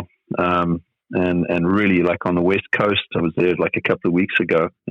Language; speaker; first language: English; native; English